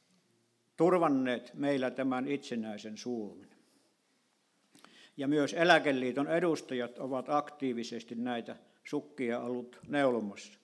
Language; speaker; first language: Finnish; native; Finnish